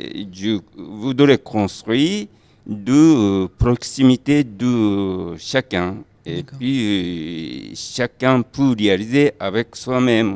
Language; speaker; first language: French; non-native, learner; Japanese